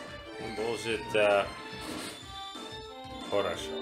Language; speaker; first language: Russian; non-native, learner; English